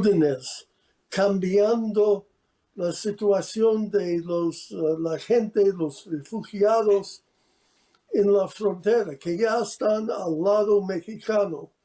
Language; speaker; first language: Spanish; non-native, fluent; English